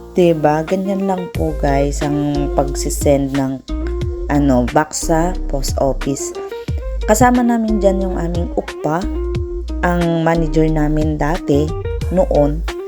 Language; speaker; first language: Filipino; non-native, local second language; Iloko